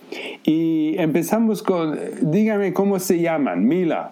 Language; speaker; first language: Spanish; non-native, fluent; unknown